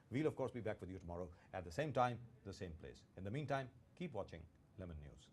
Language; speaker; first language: English; non-native, local second language; Hindi